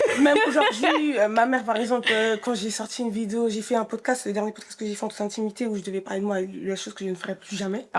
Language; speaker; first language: French; early bilingual, other home language; Haitian Creole